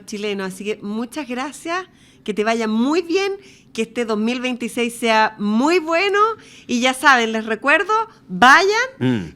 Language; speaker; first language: Spanish; native; Spanish